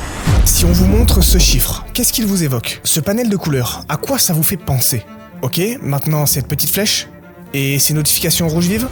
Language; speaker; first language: French; native; French